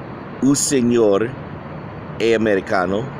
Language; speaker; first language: Portuguese; non-native, learner; English